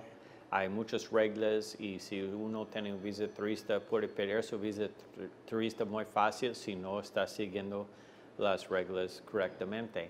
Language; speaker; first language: Spanish; non-native, fluent; English